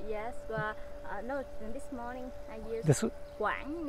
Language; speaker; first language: English; non-native, fluent; Vietnamese